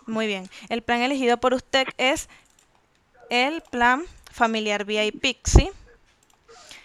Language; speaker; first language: Spanish; native; Spanish